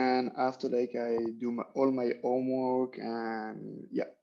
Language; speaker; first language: English; non-native, learner; French